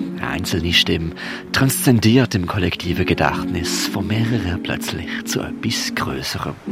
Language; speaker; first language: German; native; German